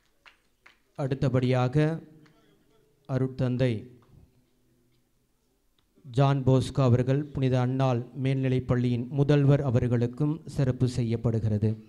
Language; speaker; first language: Tamil; native; Tamil